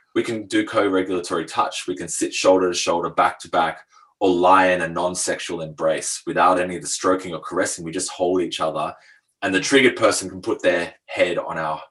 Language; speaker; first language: English; native; English